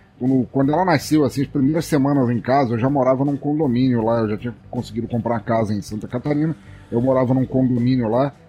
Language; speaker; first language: Portuguese; native; Portuguese